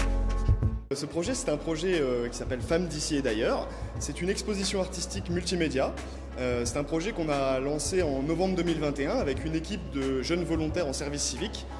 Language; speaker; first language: French; native; French